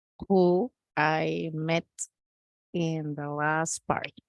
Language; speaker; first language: English; non-native, learner; Spanish